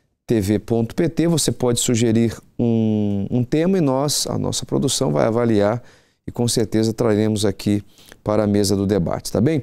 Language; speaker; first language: Portuguese; native; Portuguese